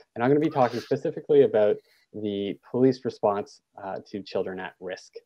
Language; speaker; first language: English; native; English